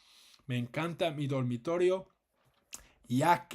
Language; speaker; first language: Spanish; non-native, fluent; English